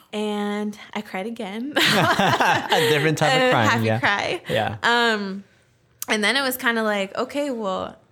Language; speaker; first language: English; early bilingual, other home language; Spanish